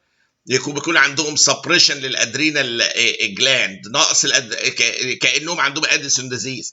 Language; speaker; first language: Arabic; native; Arabic